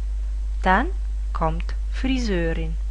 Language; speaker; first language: German; non-native, fluent; Romanian